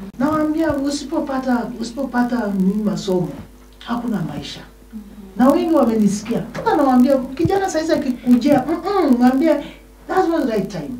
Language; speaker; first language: Swahili; non-native, local second language; Luyia